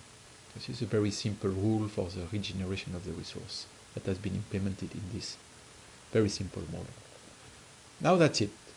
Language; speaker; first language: English; non-native, fluent; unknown